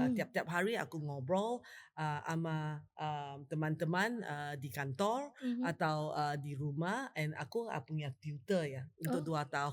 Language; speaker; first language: Indonesian; non-native, fluent; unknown